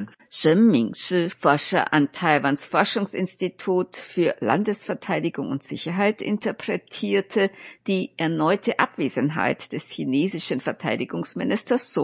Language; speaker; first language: German; native; German